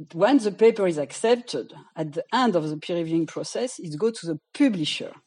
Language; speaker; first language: English; non-native, fluent; French